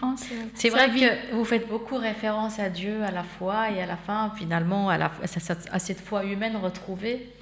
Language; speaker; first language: French; native; French